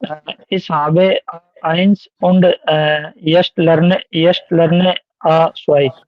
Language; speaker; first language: German; non-native, learner; Hindi